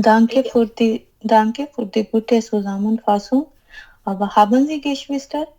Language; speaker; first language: German; non-native, learner; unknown